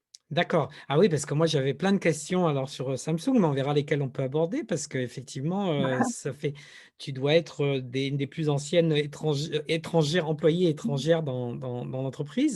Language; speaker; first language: French; native; French